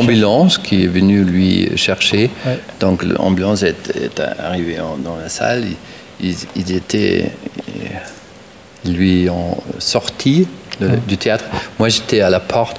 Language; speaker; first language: French; non-native, fluent; German